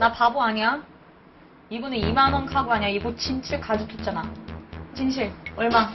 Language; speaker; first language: Korean; non-native, learner; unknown